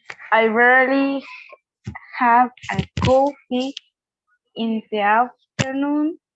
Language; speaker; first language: English; non-native, learner; Spanish